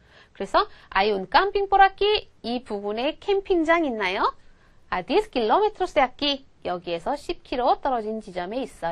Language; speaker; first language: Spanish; non-native, fluent; Korean